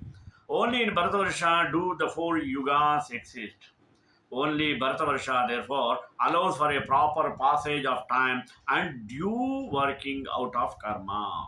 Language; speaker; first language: English; non-native, local second language; Telugu